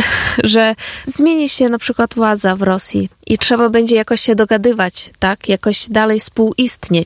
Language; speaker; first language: Polish; non-native, fluent; Ukrainian